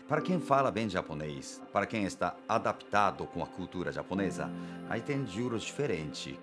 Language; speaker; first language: Portuguese; non-native, fluent; Japanese